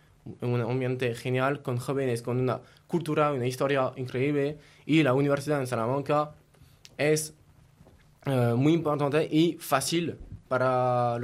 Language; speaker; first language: Spanish; non-native, learner; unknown